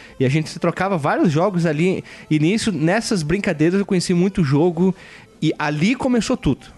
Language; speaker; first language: Portuguese; native; Portuguese